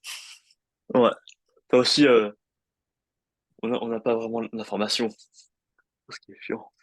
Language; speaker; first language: French; non-native, fluent; English